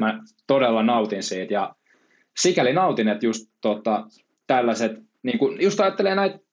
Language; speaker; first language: Finnish; native; Finnish